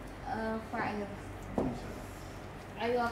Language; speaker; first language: Arabic; non-native, fluent; Indonesian